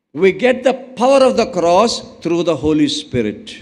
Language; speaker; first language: English; non-native, local second language; Telugu